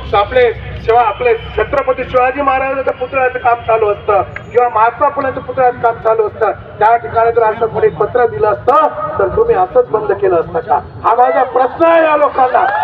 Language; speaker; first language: Marathi; non-native, local second language; Lambadi